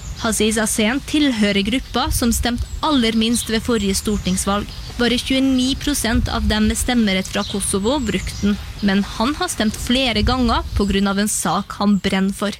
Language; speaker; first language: Norwegian; native; Norwegian